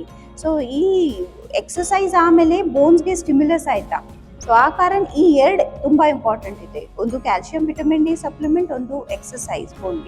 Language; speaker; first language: Kannada; non-native, fluent; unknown